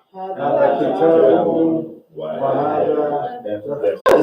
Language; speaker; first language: Arabic; non-native, learner; English